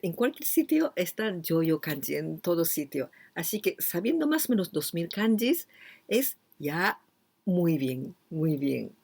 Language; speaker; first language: Spanish; non-native, fluent; Japanese